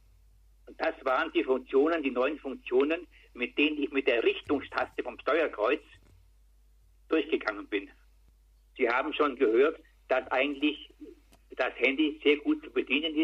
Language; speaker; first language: German; native; German